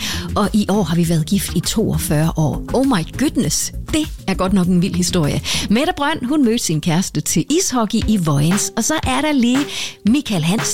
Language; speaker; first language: Danish; native; Danish